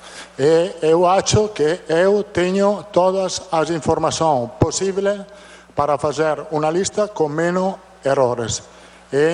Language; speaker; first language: Portuguese; non-native, learner; Italian